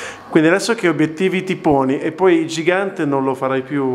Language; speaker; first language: Italian; native; Italian